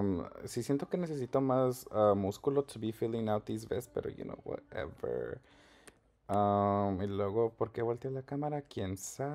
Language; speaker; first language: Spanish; early bilingual, heritage; Spanish